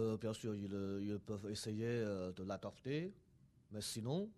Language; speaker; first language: French; non-native, fluent; Chinese